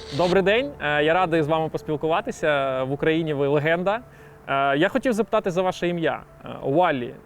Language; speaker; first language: Ukrainian; native; Ukrainian